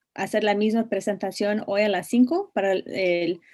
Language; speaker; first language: Spanish; non-native, learner; English